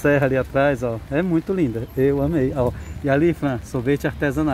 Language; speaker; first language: Portuguese; native; Portuguese